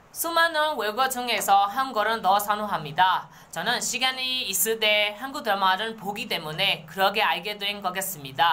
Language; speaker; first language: Korean; non-native, learner; Burmese